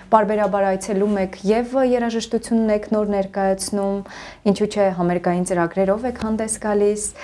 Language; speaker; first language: Armenian; native; Armenian